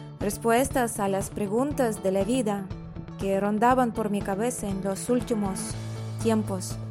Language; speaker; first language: Spanish; non-native, fluent; Russian